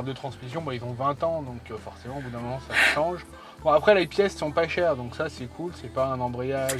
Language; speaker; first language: French; native; French